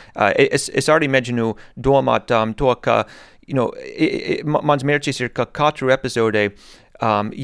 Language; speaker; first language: Latvian; non-native, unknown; English